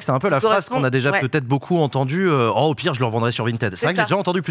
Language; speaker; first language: French; native; French